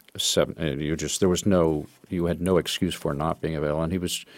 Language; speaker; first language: English; native; English